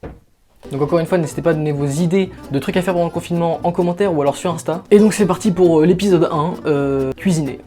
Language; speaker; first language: French; native; French